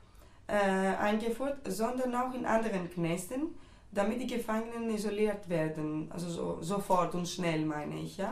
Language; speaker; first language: German; non-native, fluent; Greek